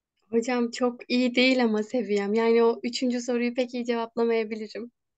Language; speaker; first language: Turkish; native; Turkish